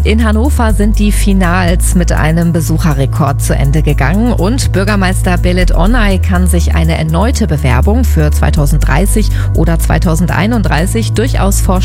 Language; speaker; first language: German; native; German